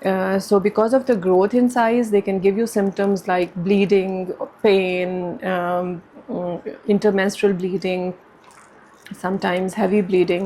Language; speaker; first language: English; non-native, local second language; Urdu